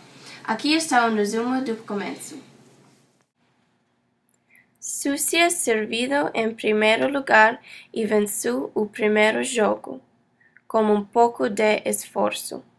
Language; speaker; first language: Portuguese; non-native, learner; English